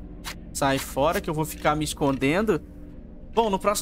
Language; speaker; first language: Portuguese; native; Portuguese